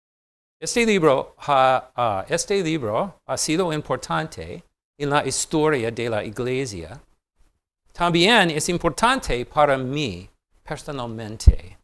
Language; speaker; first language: Spanish; non-native, fluent; English